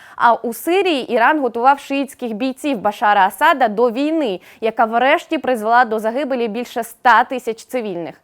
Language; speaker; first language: Ukrainian; native; Ukrainian